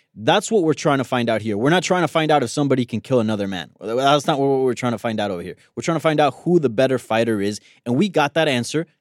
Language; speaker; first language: English; early bilingual, other home language; Spanish